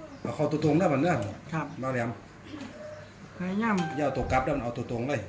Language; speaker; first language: Thai; non-native, local second language; Lao